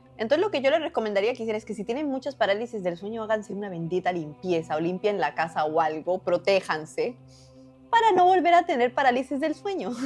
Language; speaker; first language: Spanish; native; Spanish